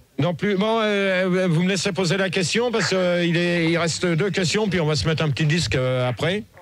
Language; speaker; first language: French; native; French